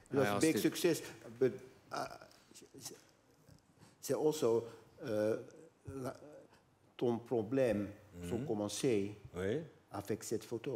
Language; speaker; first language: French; non-native, learner; Dutch